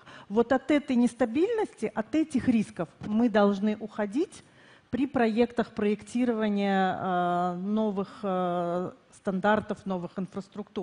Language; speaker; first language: Russian; native; Russian